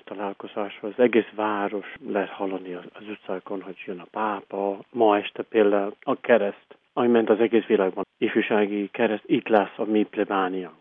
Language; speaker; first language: Hungarian; non-native, learner; English